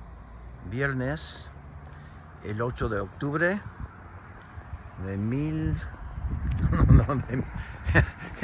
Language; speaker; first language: Spanish; non-native, fluent; English